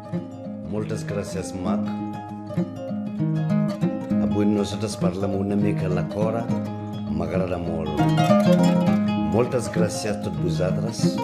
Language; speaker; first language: Catalan; non-native, learner; Mandingo